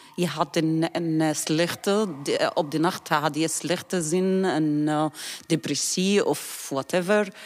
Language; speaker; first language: Dutch; non-native, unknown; Arabic